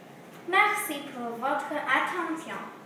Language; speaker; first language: French; non-native, learner; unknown